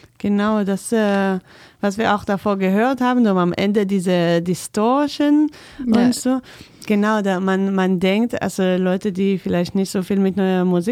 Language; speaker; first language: German; non-native, fluent; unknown